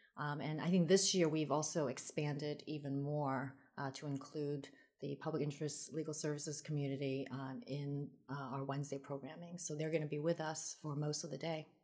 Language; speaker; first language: English; early bilingual, other home language; Min Nan Chinese